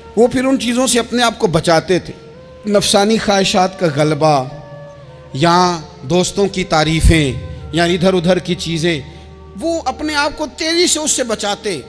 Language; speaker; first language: Urdu; non-native, local second language; Punjabi